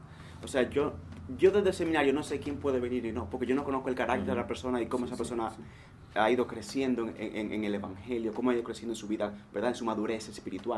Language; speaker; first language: Spanish; native; Spanish